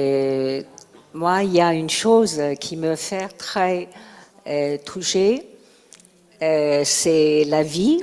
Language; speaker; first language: French; non-native, learner; Chinese